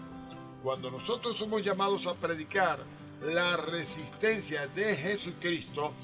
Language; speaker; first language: Spanish; native; Spanish